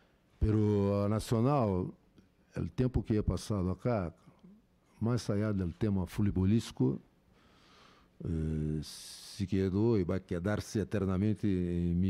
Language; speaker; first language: Spanish; non-native, fluent; Portuguese